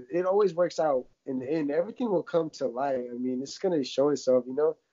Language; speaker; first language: English; early bilingual, other home language; Russian